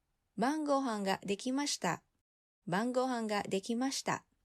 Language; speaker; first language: Japanese; non-native, fluent; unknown